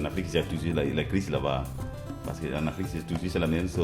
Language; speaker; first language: French; non-native, local second language; Mossi